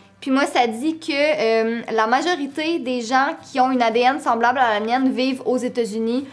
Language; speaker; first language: French; native; French